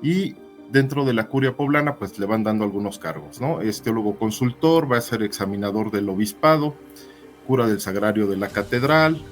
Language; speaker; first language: Spanish; native; Spanish